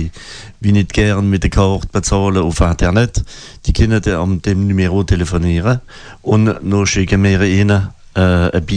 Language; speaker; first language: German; non-native, local second language; French